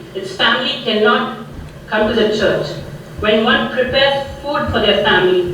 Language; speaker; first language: English; non-native, local second language; Punjabi